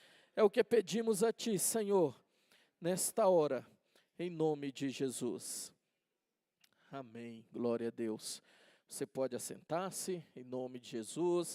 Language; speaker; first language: Portuguese; native; Portuguese